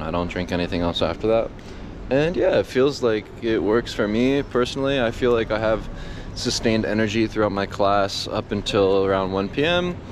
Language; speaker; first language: English; native; English